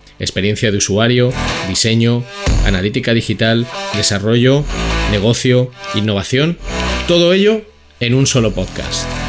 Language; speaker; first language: Spanish; native; Spanish